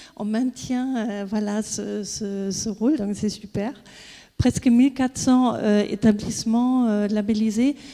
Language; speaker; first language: French; non-native, fluent; German